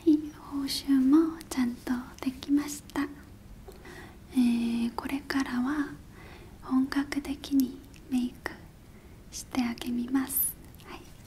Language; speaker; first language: Japanese; non-native, fluent; Korean